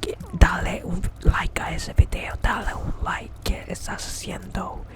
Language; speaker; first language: Spanish; early bilingual, heritage; English